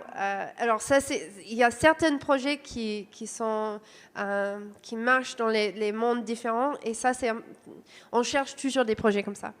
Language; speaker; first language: French; non-native, fluent; English